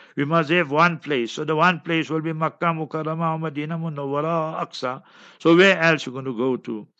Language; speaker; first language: English; native; English